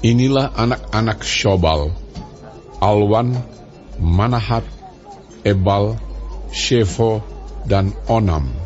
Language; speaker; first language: Indonesian; native; Indonesian